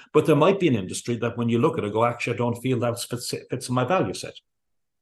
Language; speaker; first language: English; native; English